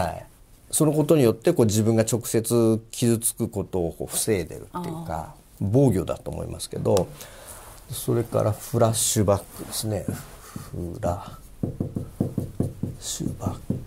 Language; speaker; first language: Japanese; native; Japanese